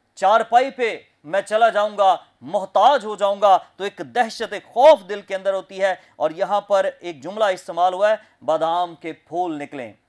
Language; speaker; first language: Urdu; non-native, local second language; Punjabi